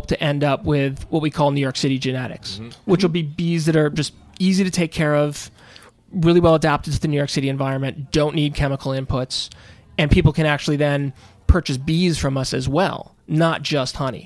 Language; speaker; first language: English; native; English